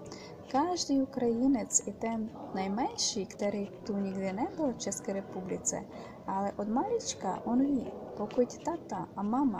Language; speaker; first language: Czech; non-native, fluent; Ukrainian